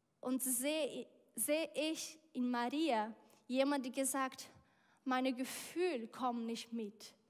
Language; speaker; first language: German; non-native, learner; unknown